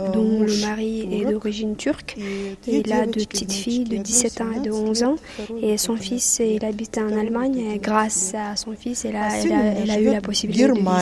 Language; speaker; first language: French; non-native, fluent; Russian